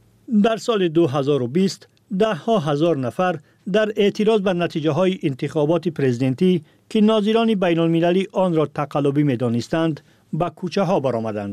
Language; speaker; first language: Persian; native; Persian